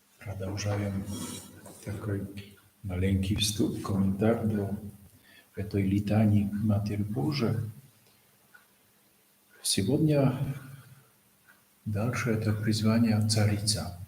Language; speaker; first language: Russian; non-native, fluent; Polish